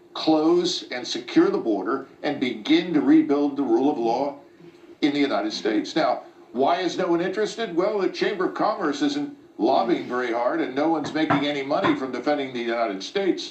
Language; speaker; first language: English; native; English